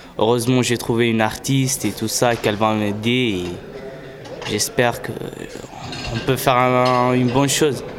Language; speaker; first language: French; non-native, local second language; Arabic